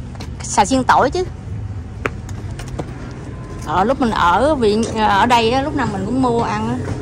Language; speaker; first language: Vietnamese; native; Vietnamese